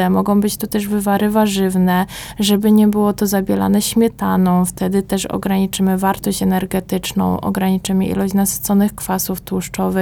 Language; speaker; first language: Polish; native; Polish